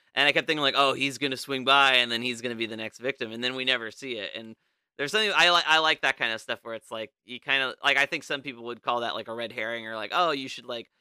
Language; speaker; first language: English; native; English